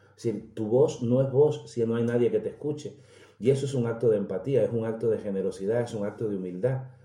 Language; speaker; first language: Spanish; native; Spanish